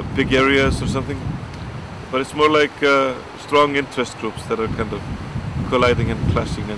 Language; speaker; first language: English; non-native, fluent; Icelandic